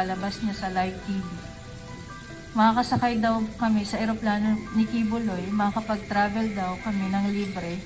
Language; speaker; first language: Filipino; native; Filipino